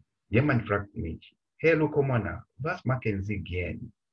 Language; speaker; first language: German; non-native, fluent; Bemba